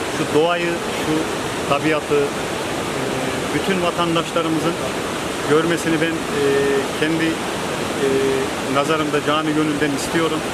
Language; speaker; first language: Turkish; native; Turkish